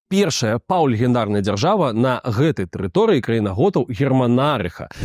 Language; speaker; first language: Belarusian; non-native, local second language; Russian